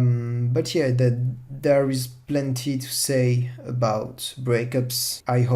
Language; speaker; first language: English; non-native, fluent; French